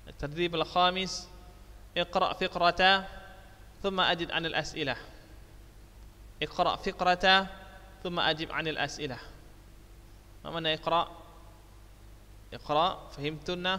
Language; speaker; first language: Arabic; non-native, fluent; Indonesian